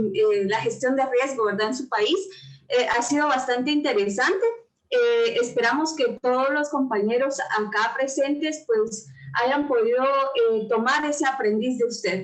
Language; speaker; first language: Spanish; native; Spanish